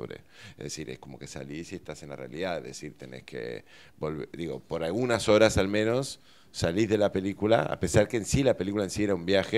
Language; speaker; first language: Spanish; native; Spanish